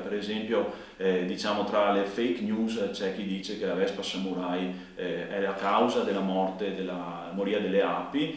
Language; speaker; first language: Italian; native; Italian